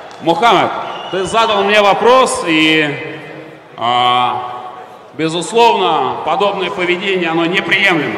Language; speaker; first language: Russian; native; Russian